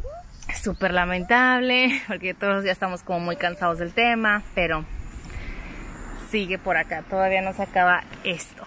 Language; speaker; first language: Spanish; native; Spanish